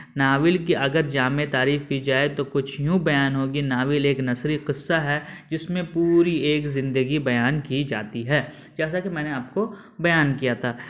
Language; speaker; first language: Urdu; native; Urdu